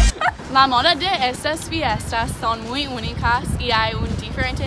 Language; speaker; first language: Spanish; non-native, learner; English